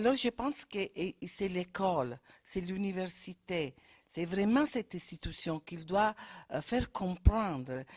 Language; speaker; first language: French; non-native, fluent; Italian